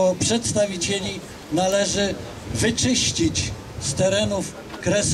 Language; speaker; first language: Polish; native; Polish